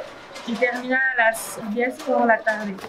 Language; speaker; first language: Spanish; non-native, fluent; French